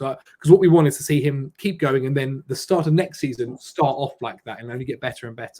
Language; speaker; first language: English; native; English